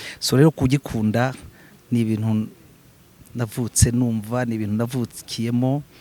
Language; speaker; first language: Kinyarwanda; early bilingual, heritage; Kinyarwanda